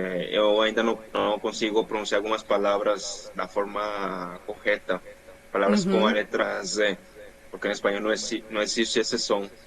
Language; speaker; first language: Portuguese; non-native, fluent; Spanish